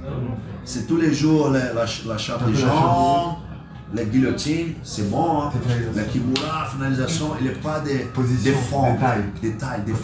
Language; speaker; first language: French; non-native, learner; Portuguese